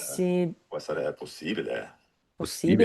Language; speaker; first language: Italian; non-native, fluent; English